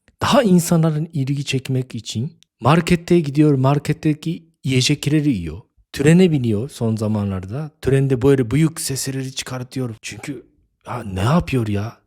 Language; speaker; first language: Turkish; non-native, fluent; Japanese